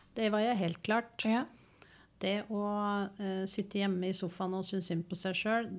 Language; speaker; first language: Norwegian; native; Norwegian